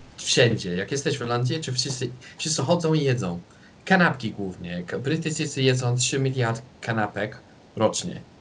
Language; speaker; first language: Polish; non-native, fluent; English